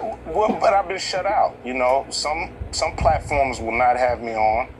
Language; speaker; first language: English; native; English